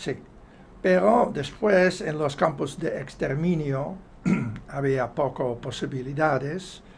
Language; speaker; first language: Spanish; non-native, fluent; Dutch